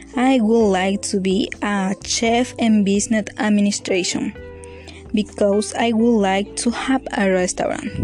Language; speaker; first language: English; non-native, learner; Spanish